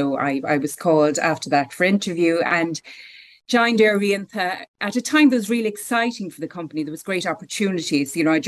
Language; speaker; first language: English; native; English